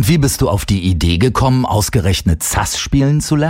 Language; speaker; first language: German; native; German